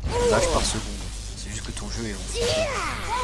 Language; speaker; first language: French; native; French